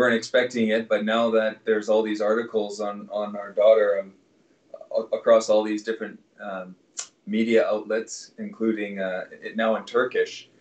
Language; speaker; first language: English; native; English